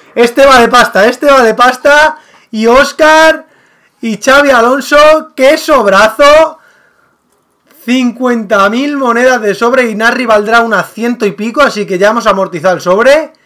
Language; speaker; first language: Spanish; native; Spanish